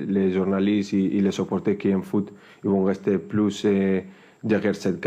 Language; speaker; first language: French; non-native, fluent; Spanish